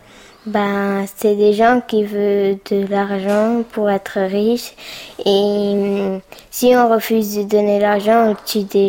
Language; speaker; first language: French; early bilingual, other home language; Pashto